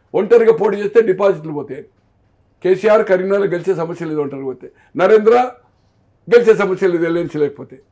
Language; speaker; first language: Telugu; native; Telugu